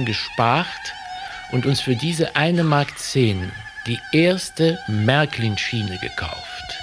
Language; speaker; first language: German; native; German